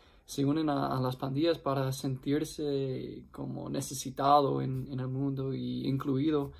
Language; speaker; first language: Spanish; non-native, fluent; English